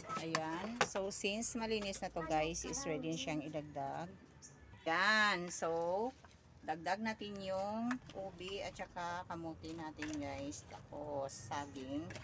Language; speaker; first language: Filipino; non-native, local second language; Cebuano